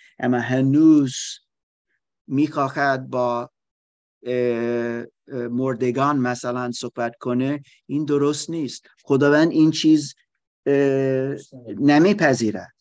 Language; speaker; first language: Persian; non-native, learner; German